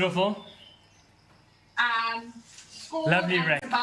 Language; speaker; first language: English; native; English